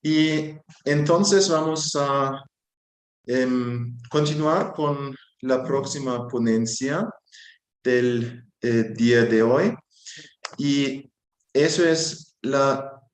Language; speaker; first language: Spanish; non-native, fluent; German